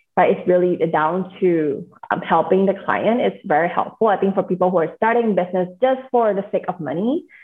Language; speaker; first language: English; native; English